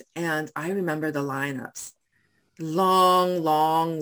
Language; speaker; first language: English; non-native, local second language; Afrikaans